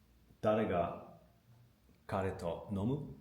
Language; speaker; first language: Japanese; non-native, learner; English